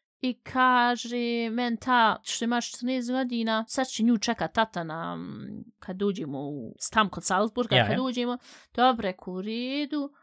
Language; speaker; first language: Bosnian; early bilingual, heritage; Bosnian